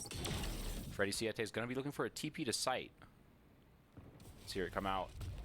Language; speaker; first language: English; native; English